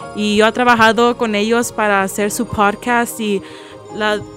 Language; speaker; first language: Spanish; early bilingual, heritage; Spanish